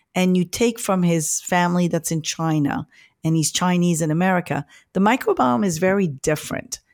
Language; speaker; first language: English; early bilingual, other home language; French